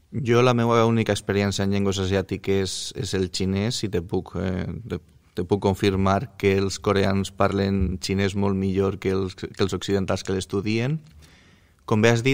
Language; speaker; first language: Catalan; native; Catalan